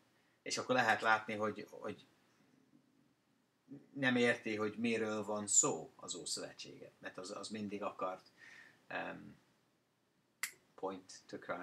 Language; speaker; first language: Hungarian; non-native, learner; English